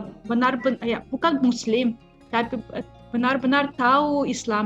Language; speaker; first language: Indonesian; non-native, fluent; Russian